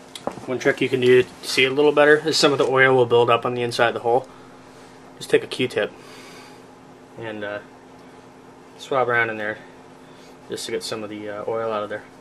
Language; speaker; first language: English; native; English